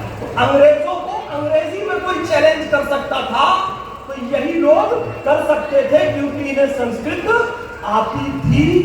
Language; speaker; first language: Hindi; native; Hindi